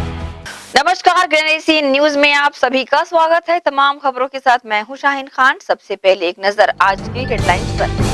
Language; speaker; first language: Hindi; native; Hindi